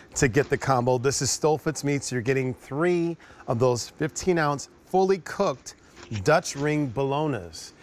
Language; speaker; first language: English; native; English